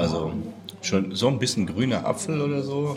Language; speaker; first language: German; native; German